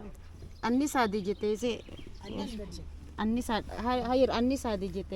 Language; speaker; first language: Turkish; non-native, learner; Filipino